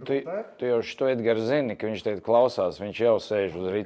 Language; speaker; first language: Latvian; native; Latvian